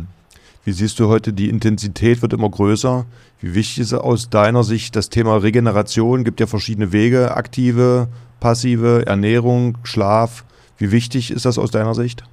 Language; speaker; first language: German; native; German